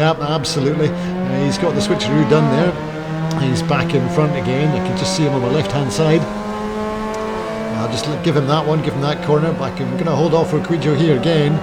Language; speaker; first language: English; native; English